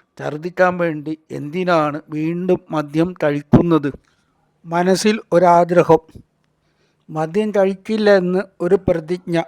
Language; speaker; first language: Malayalam; native; Malayalam